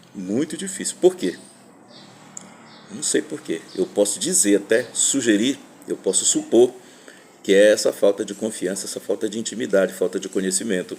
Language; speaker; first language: Portuguese; native; Portuguese